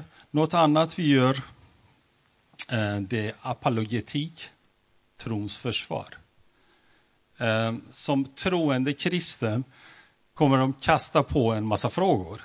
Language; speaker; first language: Swedish; non-native, fluent; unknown